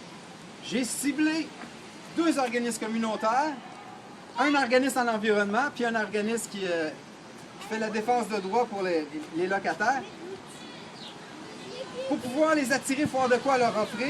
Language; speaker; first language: French; native; French